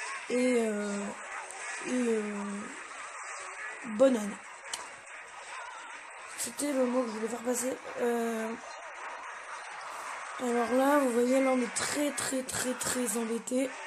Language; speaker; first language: French; native; French